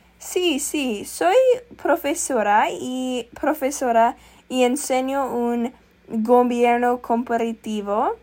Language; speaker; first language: Spanish; non-native, learner; English